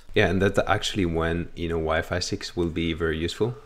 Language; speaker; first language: English; non-native, fluent; French